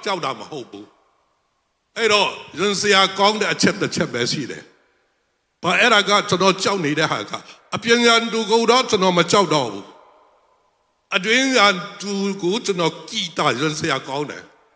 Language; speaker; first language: Burmese; non-native, local second language; Hakha Chin